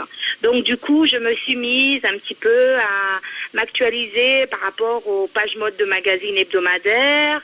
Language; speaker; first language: French; non-native, local second language; Malagasy